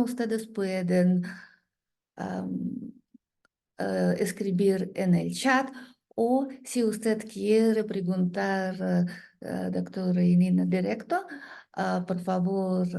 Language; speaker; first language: Spanish; non-native, learner; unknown